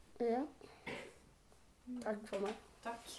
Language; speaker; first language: Norwegian; non-native, learner; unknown